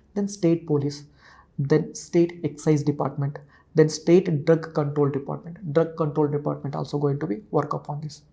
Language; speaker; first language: English; non-native, local second language; Kannada